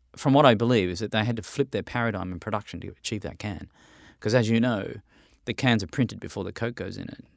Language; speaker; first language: English; native; English